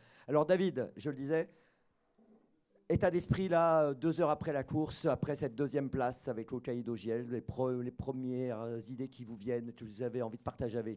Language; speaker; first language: French; native; French